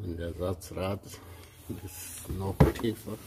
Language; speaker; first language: German; non-native, learner; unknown